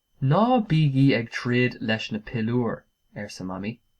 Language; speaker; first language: Irish; non-native, local second language; English